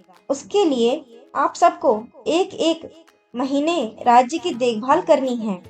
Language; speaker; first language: Hindi; native; Hindi